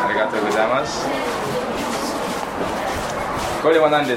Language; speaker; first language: Japanese; non-native, fluent; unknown